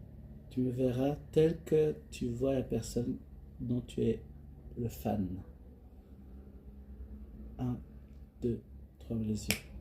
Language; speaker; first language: French; native; French